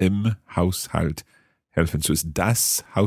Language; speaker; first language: German; non-native, fluent; English